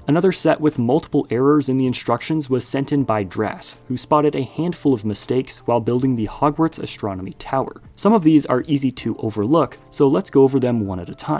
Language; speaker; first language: English; native; English